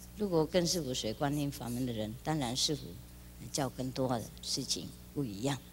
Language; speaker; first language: Chinese; non-native, fluent; Vietnamese